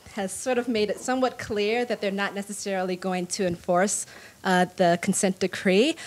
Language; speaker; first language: English; native; English